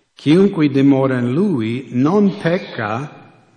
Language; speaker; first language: Italian; non-native, fluent; English